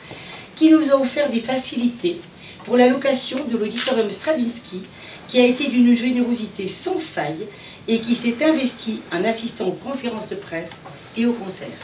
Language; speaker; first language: French; native; French